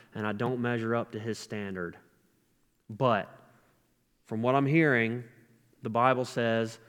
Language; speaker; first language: English; native; English